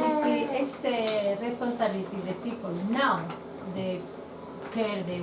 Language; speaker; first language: English; non-native, learner; Spanish